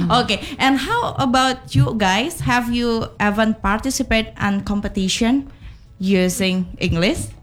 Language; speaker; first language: English; non-native, learner; Indonesian